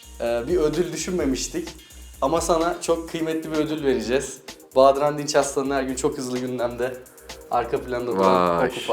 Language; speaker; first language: Turkish; native; Turkish